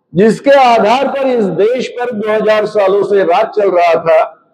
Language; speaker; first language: Hindi; non-native, local second language; Marathi